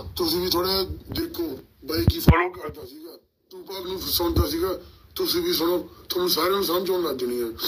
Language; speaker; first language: Punjabi; early bilingual, heritage; Punjabi